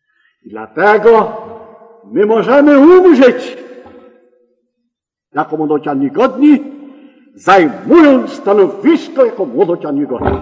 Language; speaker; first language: Polish; native; Polish